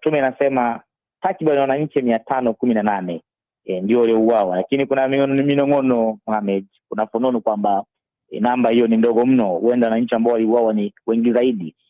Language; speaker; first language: Swahili; native; Swahili